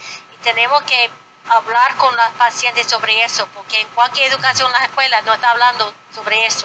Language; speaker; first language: Spanish; non-native, fluent; English